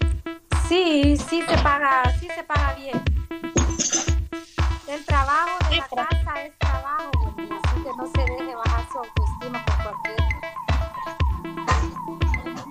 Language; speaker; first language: Spanish; native; Spanish